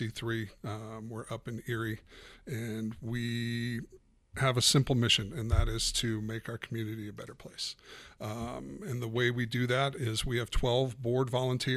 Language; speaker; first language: English; native; English